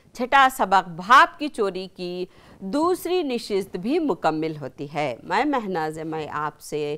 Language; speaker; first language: Urdu; native; Urdu